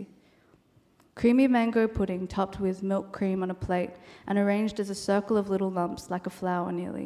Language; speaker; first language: English; non-native, local second language; Cantonese